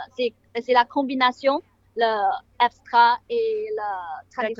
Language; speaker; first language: French; non-native, learner; Chinese